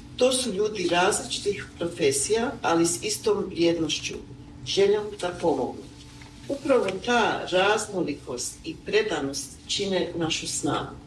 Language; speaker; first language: Croatian; early bilingual, heritage; Croatian